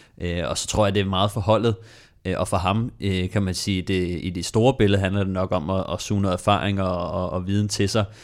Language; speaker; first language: Danish; native; Danish